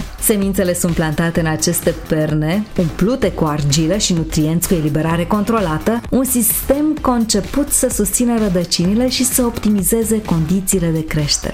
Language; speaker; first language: Romanian; native; Romanian